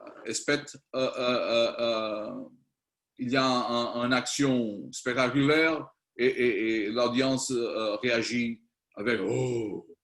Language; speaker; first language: French; non-native, learner; Spanish